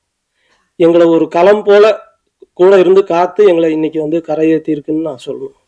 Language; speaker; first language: Tamil; native; Tamil